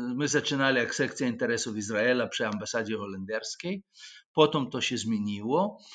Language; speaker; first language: Polish; non-native, fluent; Russian